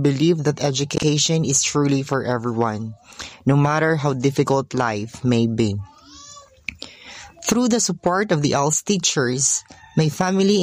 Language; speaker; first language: English; non-native, local second language; Hiligaynon